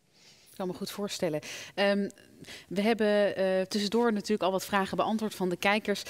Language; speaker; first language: Dutch; native; Dutch